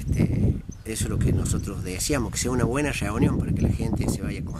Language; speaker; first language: Spanish; native; Spanish